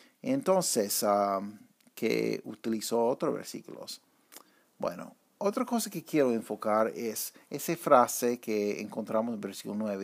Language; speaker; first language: Spanish; non-native, fluent; English